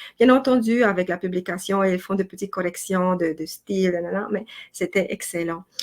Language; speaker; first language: French; non-native, fluent; Romanian